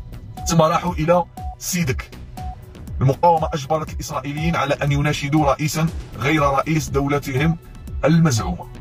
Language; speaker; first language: Arabic; native; Arabic